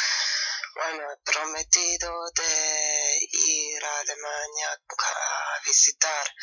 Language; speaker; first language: Spanish; non-native, fluent; German